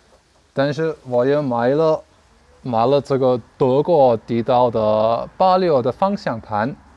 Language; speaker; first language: Chinese; non-native, learner; German